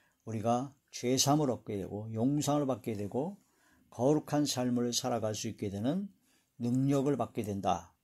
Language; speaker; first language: Korean; native; Korean